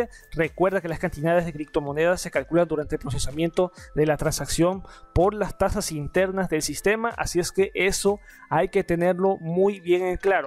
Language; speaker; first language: Spanish; native; Spanish